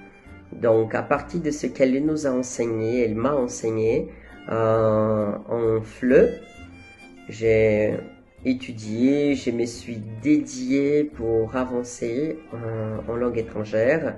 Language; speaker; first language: French; non-native, fluent; Portuguese